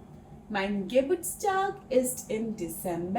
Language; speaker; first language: German; non-native, fluent; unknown